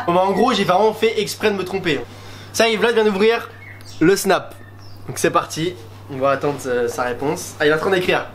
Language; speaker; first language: French; native; French